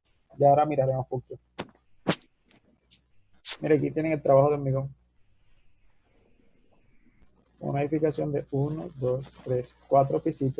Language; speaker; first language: Spanish; native; Spanish